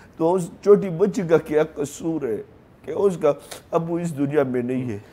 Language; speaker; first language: Urdu; non-native, local second language; Pashto